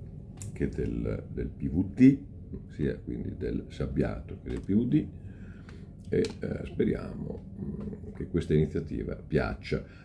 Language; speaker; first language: Italian; native; Italian